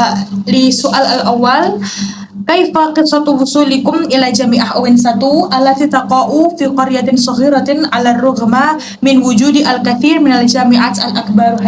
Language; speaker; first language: Arabic; non-native, learner; Indonesian